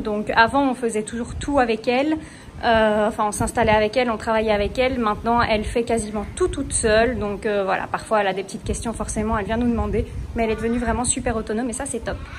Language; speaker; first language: French; native; French